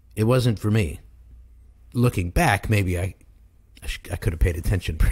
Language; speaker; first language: English; native; English